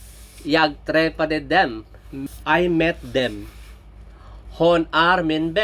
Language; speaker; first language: Swedish; non-native, learner; Filipino